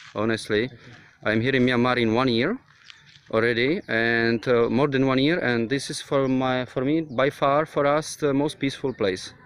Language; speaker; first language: English; non-native, fluent; Czech